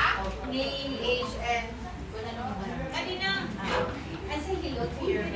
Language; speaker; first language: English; non-native, local second language; Waray